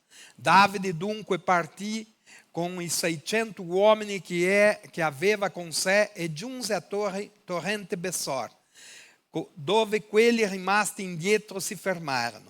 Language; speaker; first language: Italian; non-native, fluent; Portuguese